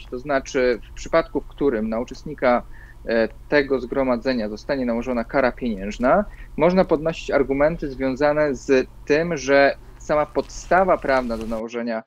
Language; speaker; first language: Polish; native; Polish